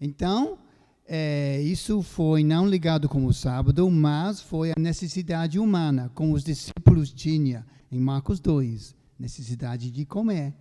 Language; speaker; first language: Portuguese; non-native, fluent; English